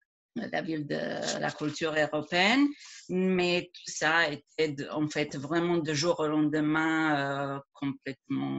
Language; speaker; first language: French; non-native, fluent; Croatian